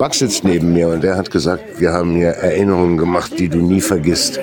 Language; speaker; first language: German; native; German